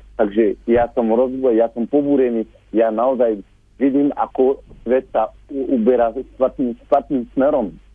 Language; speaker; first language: Slovak; non-native, fluent; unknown